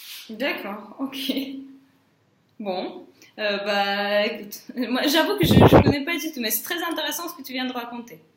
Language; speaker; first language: French; non-native, fluent; Russian